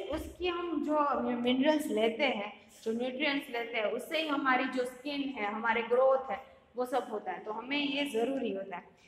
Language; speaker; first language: Hindi; non-native, local second language; Gujarati